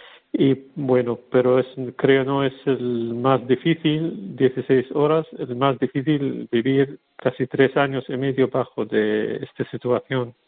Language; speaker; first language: Spanish; non-native, learner; Arabic